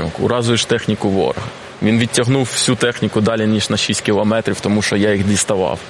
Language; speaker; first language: Ukrainian; non-native, local second language; Russian